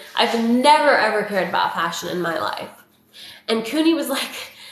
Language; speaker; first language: English; native; English